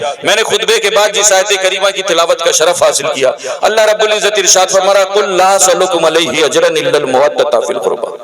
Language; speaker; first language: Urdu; native; Urdu